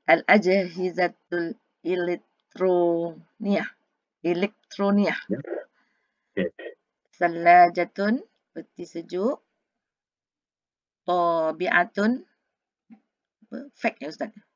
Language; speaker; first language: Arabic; non-native, learner; Malay